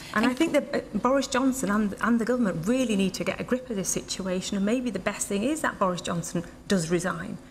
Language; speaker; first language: English; native; English